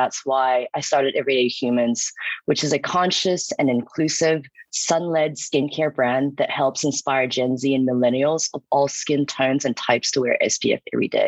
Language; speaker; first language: English; non-native, local second language; Cantonese